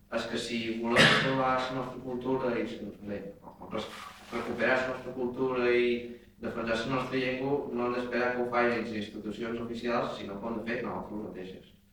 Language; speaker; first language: Catalan; non-native, fluent; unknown